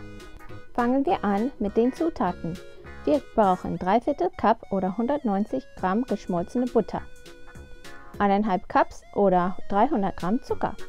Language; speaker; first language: German; non-native, fluent; English